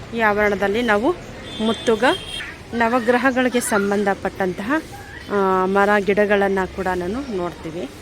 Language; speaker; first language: Kannada; native; Kannada